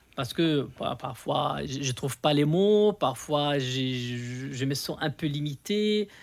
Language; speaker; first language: French; non-native, fluent; Arabic